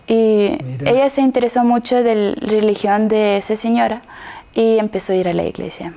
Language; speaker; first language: Spanish; non-native, fluent; Kazakh